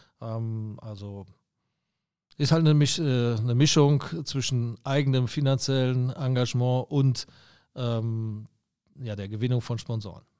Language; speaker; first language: German; native; German